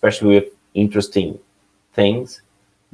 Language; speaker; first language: English; non-native, learner; Portuguese